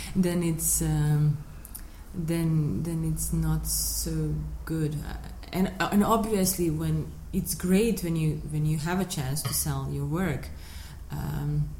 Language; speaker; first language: English; non-native, fluent; Bosnian